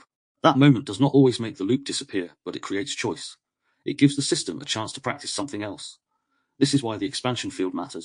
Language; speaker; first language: English; native; English